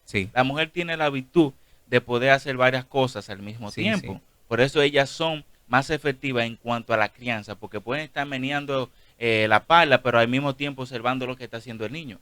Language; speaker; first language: Spanish; native; Spanish